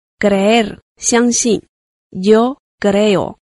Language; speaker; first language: Spanish; non-native, fluent; Chinese